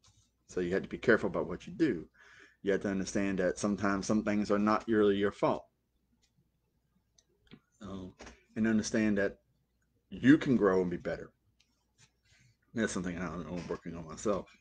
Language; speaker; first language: English; native; English